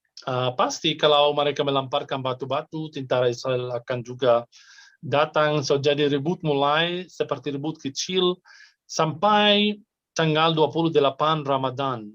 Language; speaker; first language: Indonesian; non-native, fluent; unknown